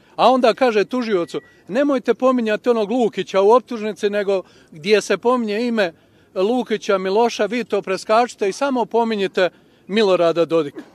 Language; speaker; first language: Serbian; native; Serbian